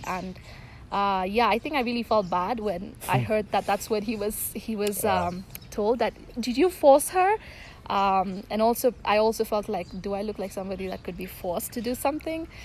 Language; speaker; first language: English; non-native, local second language; Tamil